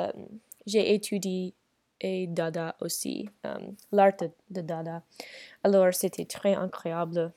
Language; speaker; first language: French; non-native, learner; English